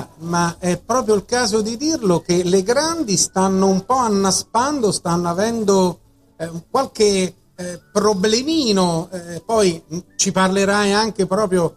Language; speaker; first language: Italian; native; Italian